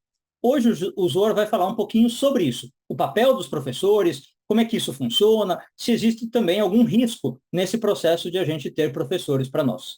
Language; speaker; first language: Portuguese; native; Portuguese